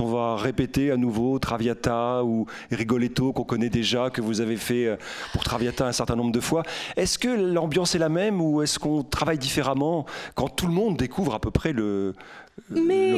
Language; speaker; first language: French; native; French